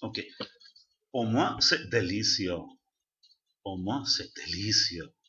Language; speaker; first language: French; non-native, fluent; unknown